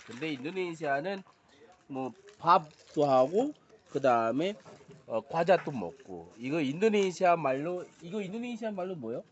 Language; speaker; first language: Korean; non-native, learner; Indonesian